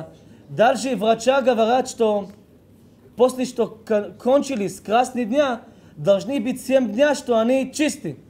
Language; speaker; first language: Russian; early bilingual, heritage; Hebrew